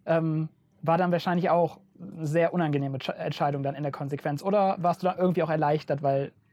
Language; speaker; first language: German; native; German